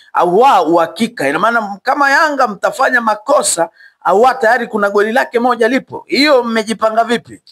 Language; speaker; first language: Swahili; native; Swahili